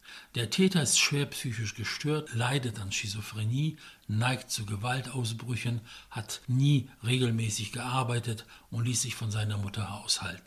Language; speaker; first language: German; non-native, fluent; Polish